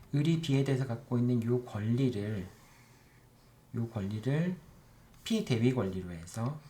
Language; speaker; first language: Korean; native; Korean